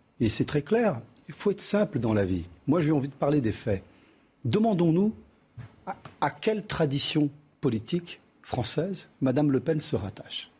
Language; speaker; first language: French; early bilingual, other home language; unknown